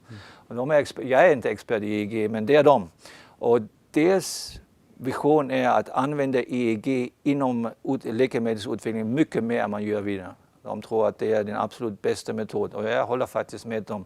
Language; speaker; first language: Swedish; non-native, fluent; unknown